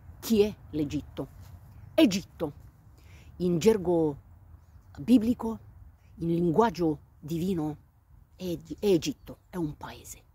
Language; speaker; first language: Italian; non-native, fluent; Romanian